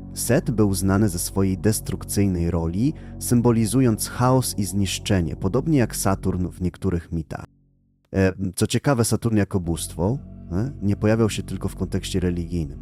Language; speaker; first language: Polish; native; Polish